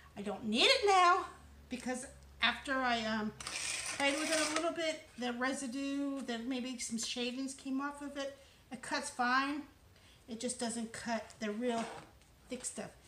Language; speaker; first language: English; native; English